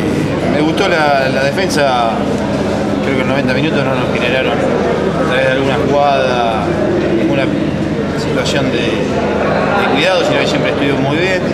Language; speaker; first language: Spanish; native; Spanish